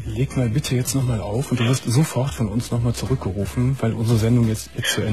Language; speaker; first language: German; native; German